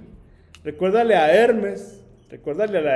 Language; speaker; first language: Spanish; native; Spanish